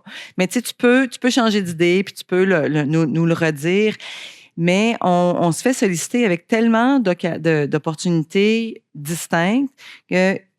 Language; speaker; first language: French; native; French